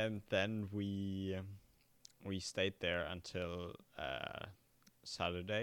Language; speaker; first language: English; non-native, fluent; German